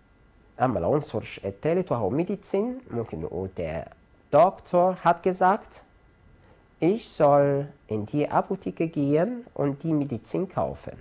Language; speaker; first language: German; non-native, fluent; Arabic